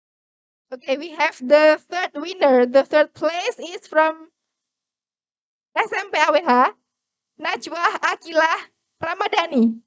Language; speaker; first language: English; non-native, learner; Indonesian